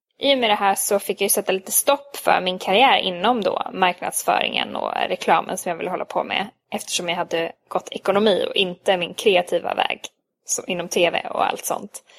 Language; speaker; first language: Swedish; early bilingual, other home language; Hungarian